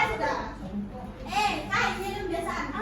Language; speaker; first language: Indonesian; native; Indonesian